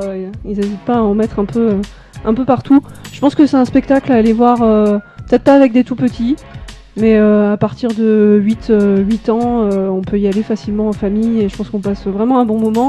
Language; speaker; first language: French; native; French